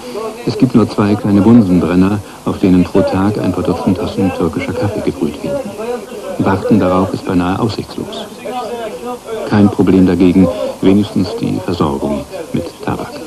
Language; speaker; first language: German; native; German